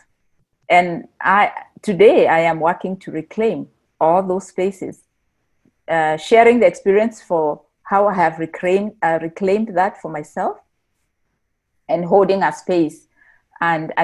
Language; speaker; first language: English; non-native, local second language; Meru